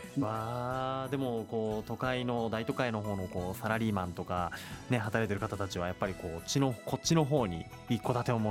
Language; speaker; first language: Japanese; native; Japanese